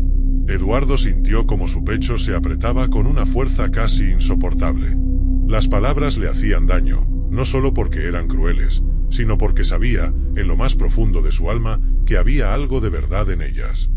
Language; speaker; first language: Spanish; native; Spanish